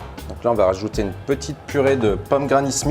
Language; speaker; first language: French; native; French